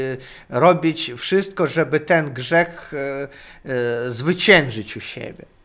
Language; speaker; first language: Polish; non-native, learner; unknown